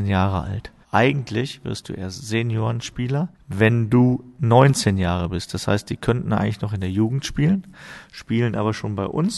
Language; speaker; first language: German; native; German